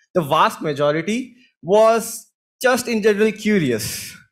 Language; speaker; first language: English; non-native, local second language; Hindi